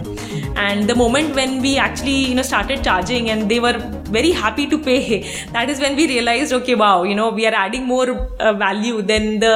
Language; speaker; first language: English; non-native, local second language; Hindi